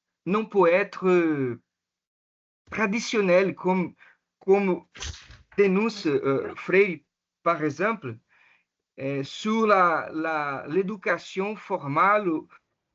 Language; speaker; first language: French; non-native, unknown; Portuguese